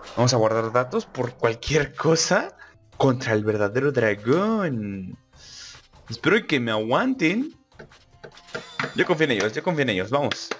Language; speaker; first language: Spanish; native; Spanish